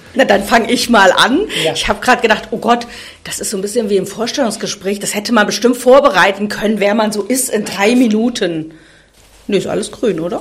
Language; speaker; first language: German; native; German